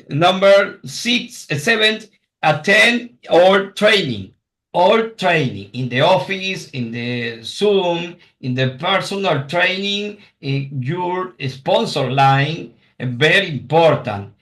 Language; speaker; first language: English; non-native, learner; Spanish